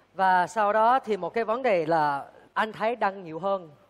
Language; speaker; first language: Vietnamese; early bilingual, heritage; Vietnamese